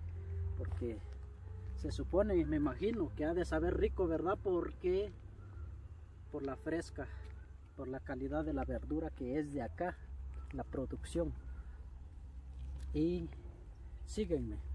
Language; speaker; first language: Spanish; native; Spanish